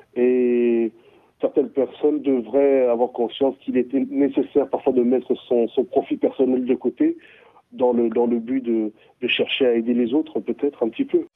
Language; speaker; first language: French; non-native, local second language; Sango